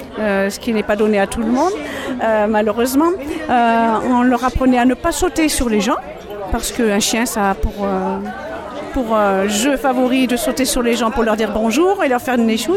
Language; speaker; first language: French; native; French